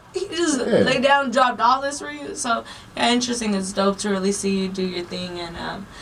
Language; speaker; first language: English; native; English